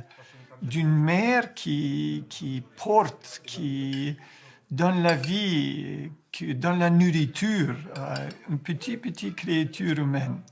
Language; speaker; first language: French; non-native, fluent; Ukrainian